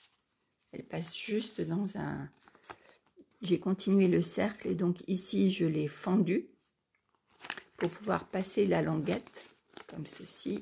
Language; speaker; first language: French; native; French